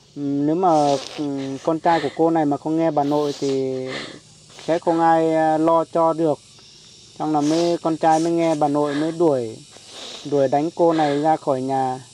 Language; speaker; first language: Vietnamese; non-native, local second language; Iu Mien